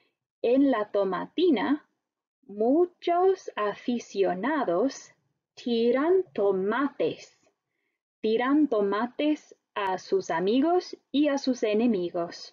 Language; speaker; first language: Spanish; non-native, fluent; English